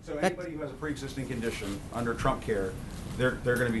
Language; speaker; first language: English; native; English